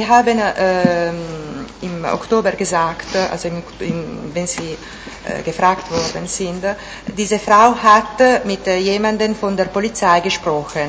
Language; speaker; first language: German; non-native, fluent; Italian